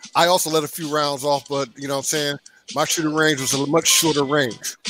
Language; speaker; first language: English; native; English